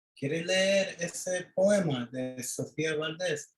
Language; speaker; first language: Spanish; early bilingual, other home language; English